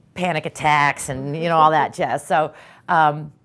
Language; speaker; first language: English; native; English